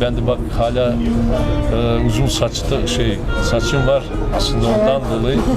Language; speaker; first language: Turkish; non-native, fluent; Serbian